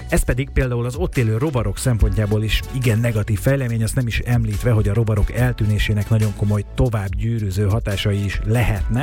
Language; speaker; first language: Hungarian; native; Hungarian